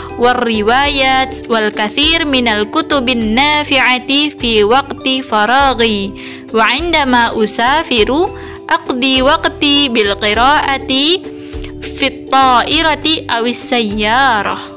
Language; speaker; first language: Arabic; non-native, learner; Indonesian